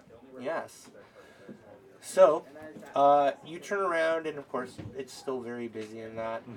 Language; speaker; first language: English; native; English